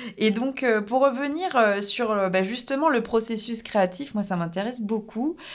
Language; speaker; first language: French; native; French